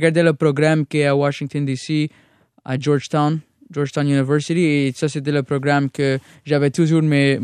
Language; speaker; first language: French; non-native, local second language; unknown